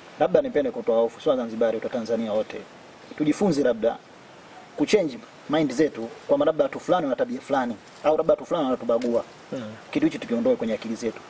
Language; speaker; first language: Swahili; native; Swahili